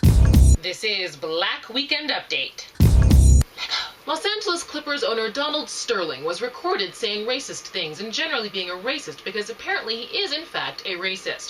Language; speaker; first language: English; native; English